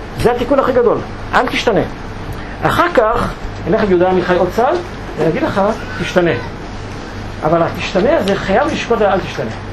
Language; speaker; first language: Hebrew; native; Hebrew